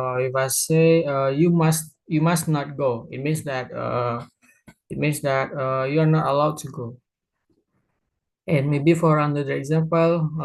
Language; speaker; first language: English; non-native, learner; Indonesian